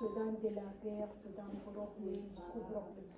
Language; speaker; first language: French; non-native, learner; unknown